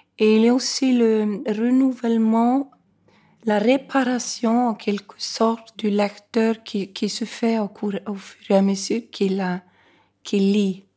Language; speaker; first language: French; non-native, fluent; Icelandic